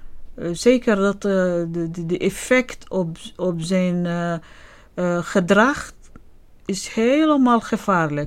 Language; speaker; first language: Dutch; non-native, learner; Arabic